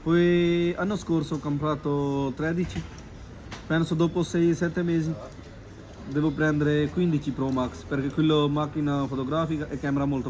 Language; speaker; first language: Italian; non-native, learner; Urdu